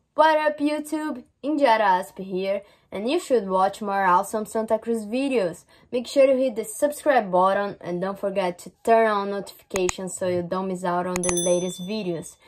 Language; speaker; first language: English; non-native, learner; Portuguese